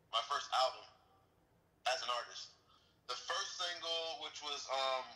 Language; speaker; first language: English; native; English